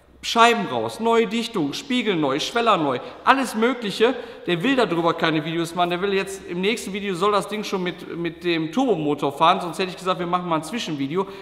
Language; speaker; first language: German; native; German